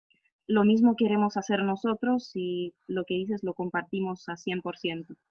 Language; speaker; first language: Spanish; non-native, fluent; Russian